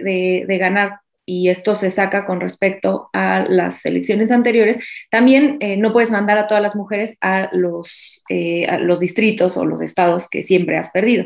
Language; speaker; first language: Spanish; native; Spanish